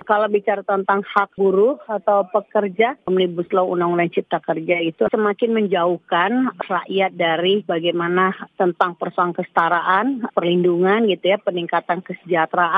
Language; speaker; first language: Indonesian; native; Indonesian